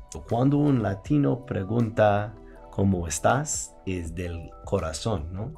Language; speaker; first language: Spanish; non-native, fluent; English